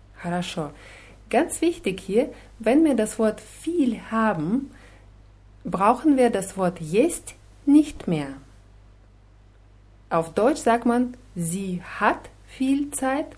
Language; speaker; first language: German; non-native, fluent; Russian